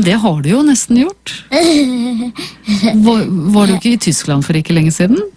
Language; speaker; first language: Norwegian; native; Norwegian